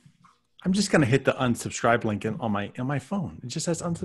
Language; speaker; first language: English; native; English